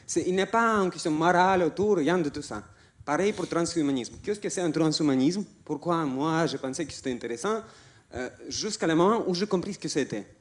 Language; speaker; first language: French; non-native, fluent; Russian